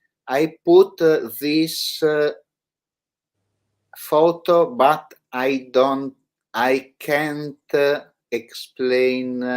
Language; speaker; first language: English; non-native, learner; Italian